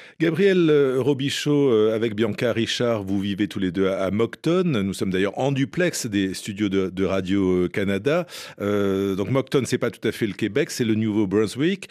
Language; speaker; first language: French; native; French